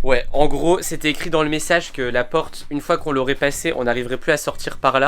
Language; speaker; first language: French; native; French